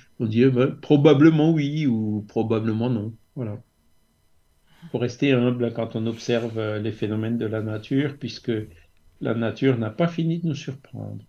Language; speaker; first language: French; native; French